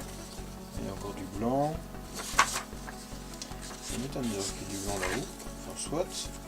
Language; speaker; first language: French; native; French